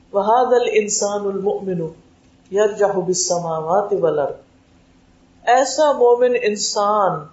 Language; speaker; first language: Urdu; native; Urdu